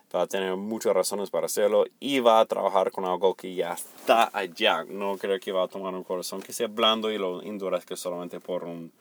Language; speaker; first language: Spanish; non-native, fluent; English